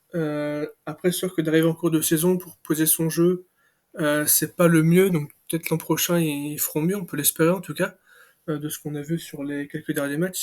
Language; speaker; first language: French; native; French